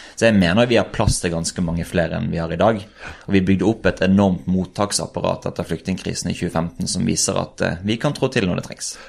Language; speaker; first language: Norwegian; native; Norwegian